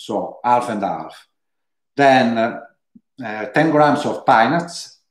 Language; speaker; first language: English; non-native, fluent; Italian